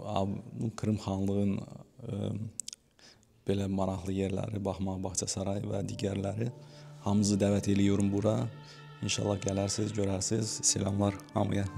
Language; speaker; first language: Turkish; non-native, learner; Azerbaijani